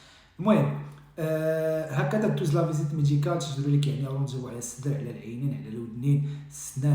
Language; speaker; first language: Arabic; native; Arabic